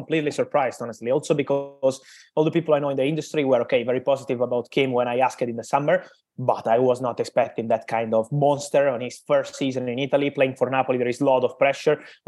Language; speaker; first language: English; non-native, fluent; Italian